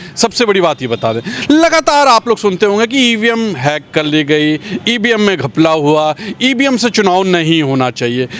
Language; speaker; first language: Hindi; native; Hindi